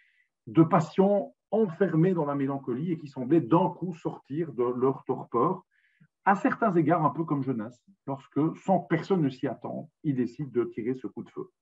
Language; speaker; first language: French; native; French